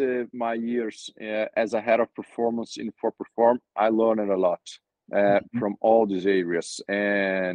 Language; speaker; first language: English; non-native, fluent; Portuguese